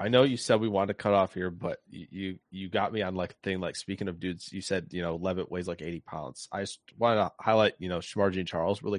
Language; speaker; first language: English; native; English